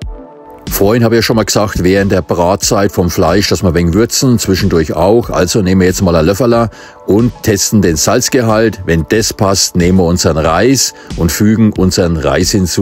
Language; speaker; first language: German; native; German